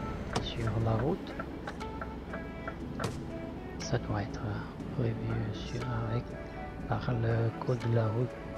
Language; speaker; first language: French; non-native, learner; Italian